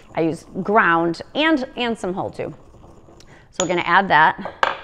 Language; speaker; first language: English; native; English